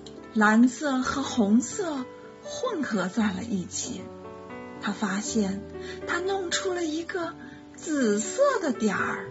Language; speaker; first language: Chinese; native; Chinese